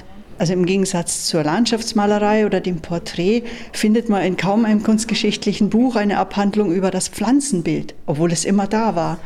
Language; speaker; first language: German; native; German